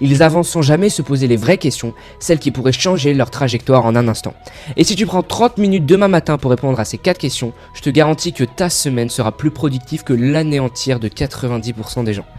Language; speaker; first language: French; native; French